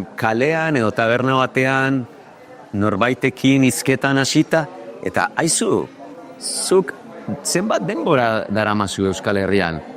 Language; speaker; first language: Basque; non-native, fluent; Spanish